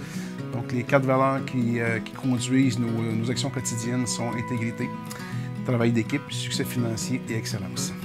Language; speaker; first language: French; native; French